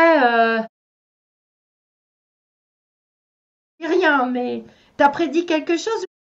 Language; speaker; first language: French; native; French